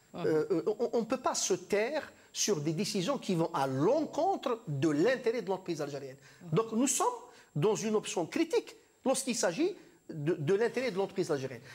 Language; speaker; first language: French; non-native, local second language; Arabic